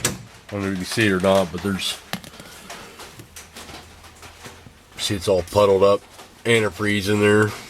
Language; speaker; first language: English; native; English